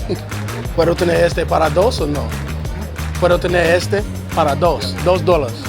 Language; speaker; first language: Spanish; non-native, learner; English